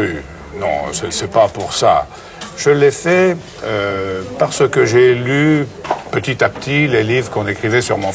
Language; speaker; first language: French; native; French